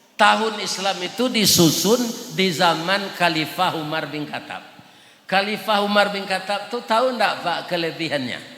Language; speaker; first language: Malay; non-native, local second language; Minangkabau